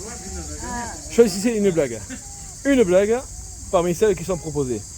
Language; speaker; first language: French; native; French